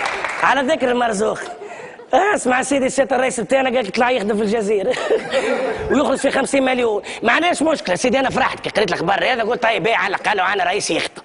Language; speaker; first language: Arabic; native; Arabic